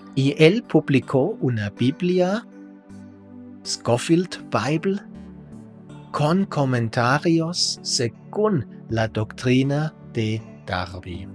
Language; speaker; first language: Spanish; non-native, fluent; German